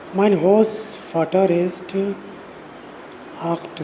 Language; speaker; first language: German; non-native, learner; Urdu